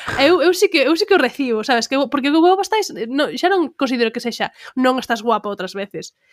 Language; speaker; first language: Galician; non-native, local second language; Spanish